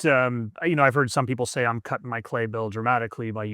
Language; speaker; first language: English; native; English